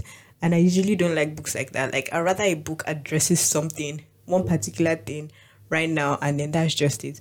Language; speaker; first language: English; non-native, local second language; Yoruba